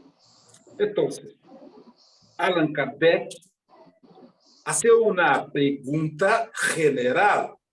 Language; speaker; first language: Spanish; non-native, learner; Portuguese